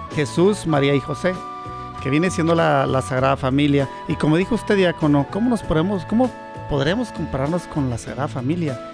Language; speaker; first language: Spanish; native; Spanish